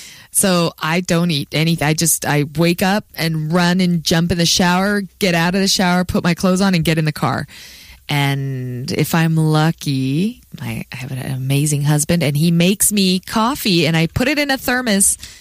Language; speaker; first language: English; native; English